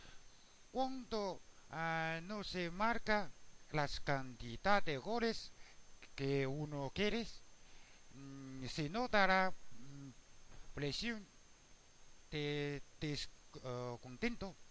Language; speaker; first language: Spanish; non-native, learner; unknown